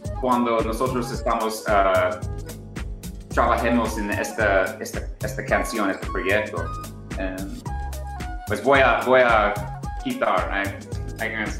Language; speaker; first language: Spanish; non-native, learner; English